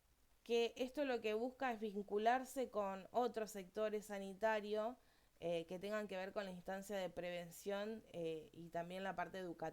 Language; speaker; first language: Spanish; native; Spanish